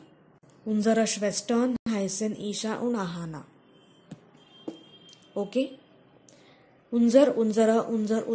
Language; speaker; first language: German; non-native, fluent; Marathi